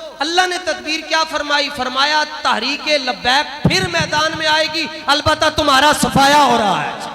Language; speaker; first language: Urdu; non-native, local second language; Punjabi